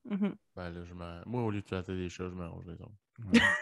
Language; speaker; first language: French; early bilingual, other home language; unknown